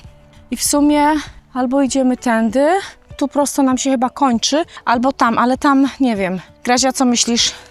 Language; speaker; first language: Polish; native; Polish